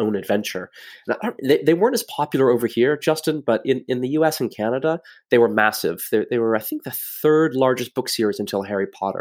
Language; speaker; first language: English; native; English